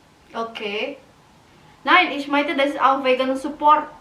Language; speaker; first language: German; non-native, learner; Indonesian